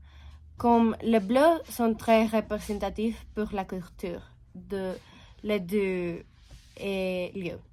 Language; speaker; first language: French; non-native, learner; Spanish